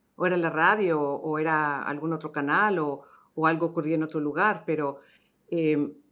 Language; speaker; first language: Spanish; native; Spanish